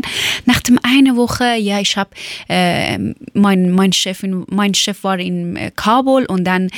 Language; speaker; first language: German; non-native, fluent; Persian